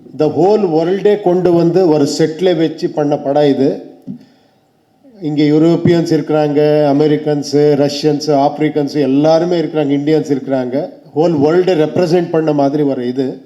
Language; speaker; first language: Tamil; non-native, learner; Kannada